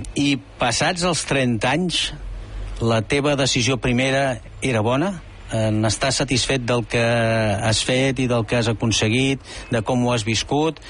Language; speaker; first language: Catalan; native; Catalan